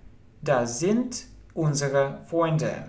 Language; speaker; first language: German; non-native, fluent; Russian